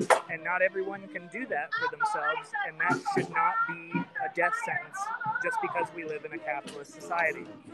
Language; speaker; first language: English; native; English